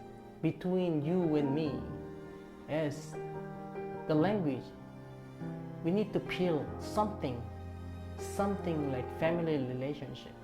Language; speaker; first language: English; non-native, fluent; Korean